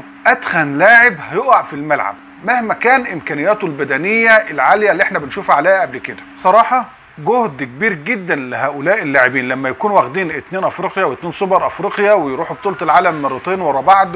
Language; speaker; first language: Arabic; native; Arabic